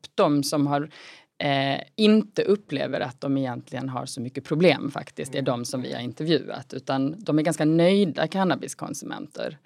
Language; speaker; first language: Swedish; native; Swedish